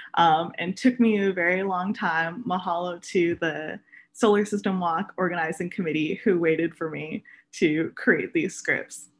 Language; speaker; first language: English; native; English